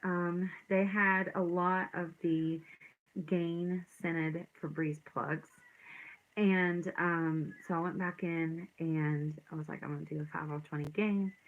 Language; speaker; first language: English; native; English